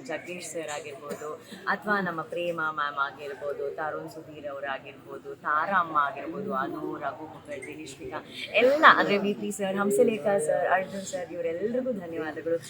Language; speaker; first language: Kannada; non-native, local second language; Tulu